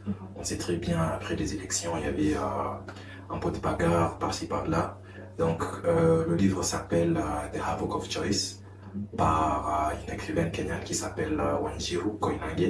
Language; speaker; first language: French; non-native, fluent; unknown